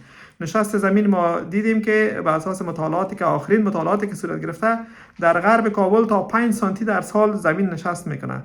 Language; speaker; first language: Persian; native; Persian